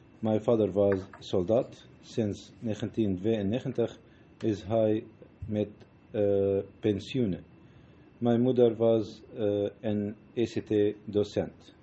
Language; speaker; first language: Dutch; non-native, learner; Arabic